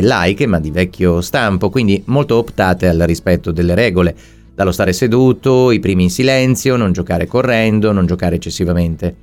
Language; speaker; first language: Italian; native; Italian